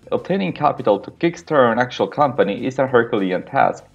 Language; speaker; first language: English; non-native, fluent; Italian